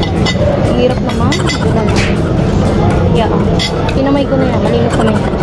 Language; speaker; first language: Filipino; native; Filipino